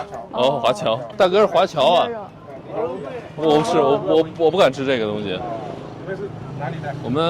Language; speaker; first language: Chinese; native; Chinese